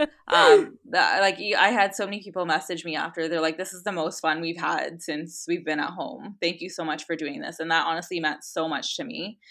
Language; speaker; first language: English; native; English